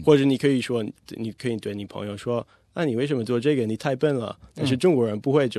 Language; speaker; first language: Chinese; non-native, fluent; English